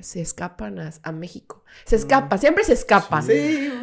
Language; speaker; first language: Spanish; non-native, fluent; Korean